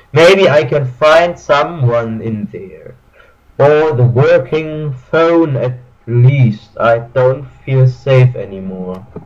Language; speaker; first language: English; non-native, learner; German